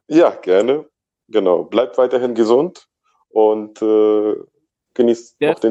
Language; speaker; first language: German; native; German